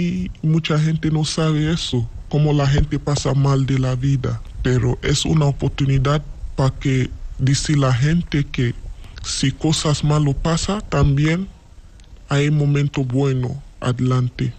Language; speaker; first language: Spanish; non-native, learner; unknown